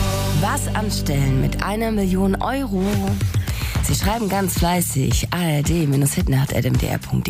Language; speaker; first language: German; native; German